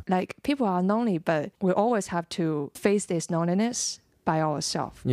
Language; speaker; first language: English; non-native, fluent; Chinese